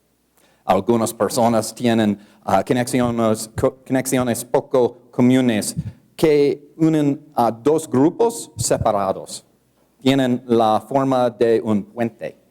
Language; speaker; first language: Spanish; non-native, learner; English